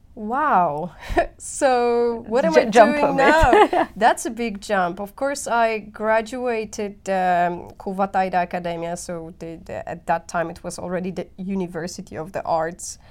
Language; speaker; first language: English; non-native, fluent; Polish